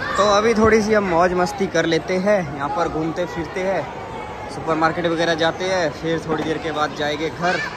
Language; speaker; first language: Hindi; native; Hindi